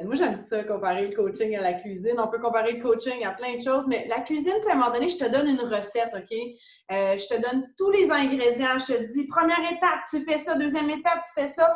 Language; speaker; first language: French; native; French